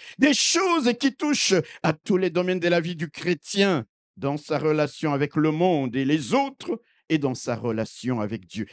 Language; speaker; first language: French; non-native, local second language; Lingala